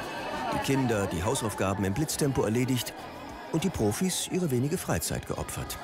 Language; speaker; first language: German; native; German